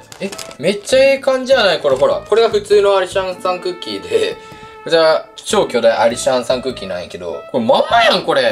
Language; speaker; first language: Japanese; native; Japanese